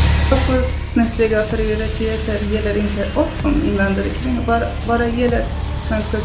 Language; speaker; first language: Swedish; non-native, fluent; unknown